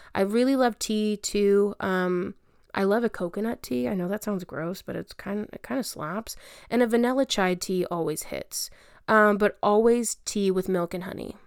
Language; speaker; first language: English; native; English